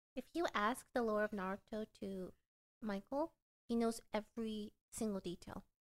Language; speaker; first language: English; early bilingual, other home language; Korean